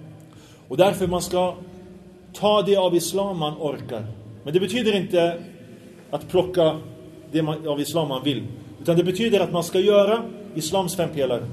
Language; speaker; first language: Swedish; early bilingual, other home language; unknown